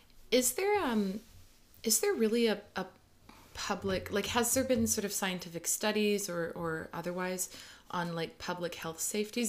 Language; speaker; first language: English; native; English